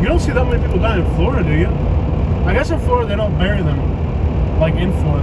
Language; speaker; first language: English; early bilingual, other home language; Spanish